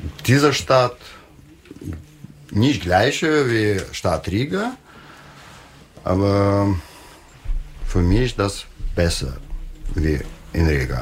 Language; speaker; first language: German; non-native, learner; Russian